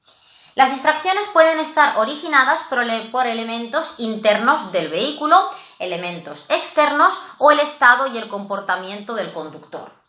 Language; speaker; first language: Spanish; native; Spanish